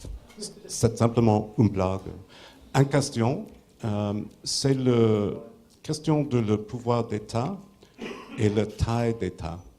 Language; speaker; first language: French; non-native, fluent; English